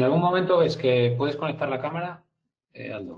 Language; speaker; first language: Spanish; native; Spanish